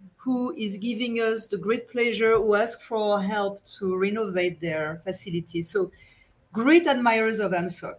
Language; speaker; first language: English; non-native, fluent; French